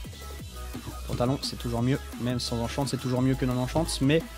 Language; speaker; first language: French; native; French